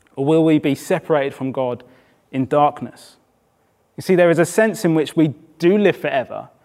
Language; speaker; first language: English; native; English